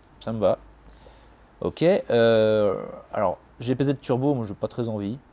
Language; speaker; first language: French; native; French